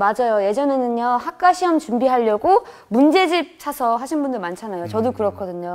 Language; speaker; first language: Korean; native; Korean